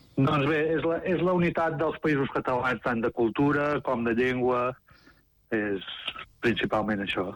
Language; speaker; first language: Catalan; native; Catalan